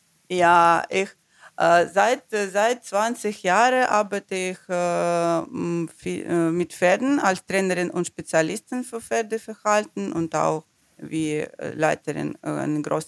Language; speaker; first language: German; non-native, learner; Ukrainian